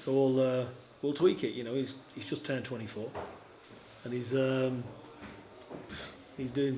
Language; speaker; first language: English; native; English